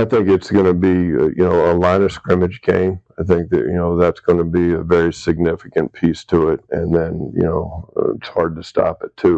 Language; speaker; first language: English; native; English